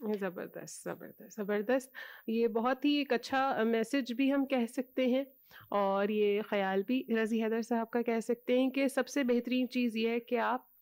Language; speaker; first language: Urdu; native; Urdu